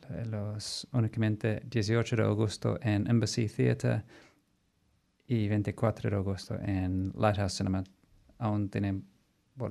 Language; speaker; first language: Spanish; non-native, fluent; English